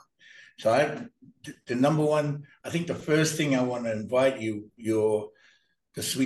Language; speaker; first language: English; native; English